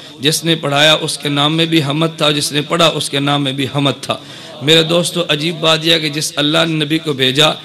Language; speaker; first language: Urdu; non-native, local second language; Punjabi